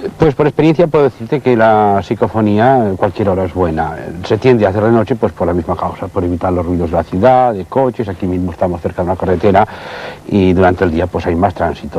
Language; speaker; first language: Spanish; native; Spanish